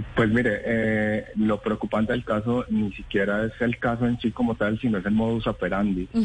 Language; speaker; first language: Spanish; native; Spanish